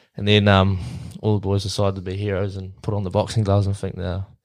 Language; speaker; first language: English; native; English